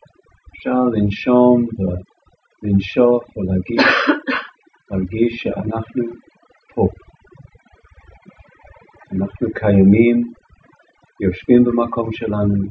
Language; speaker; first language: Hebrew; non-native, fluent; English